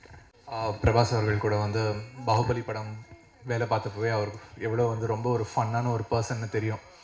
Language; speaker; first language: Tamil; native; Tamil